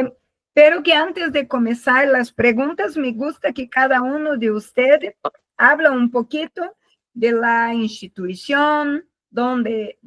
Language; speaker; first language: Spanish; non-native, learner; Portuguese